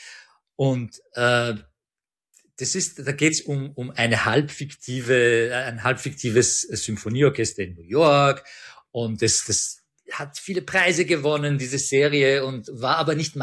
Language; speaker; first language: German; early bilingual, other home language; Persian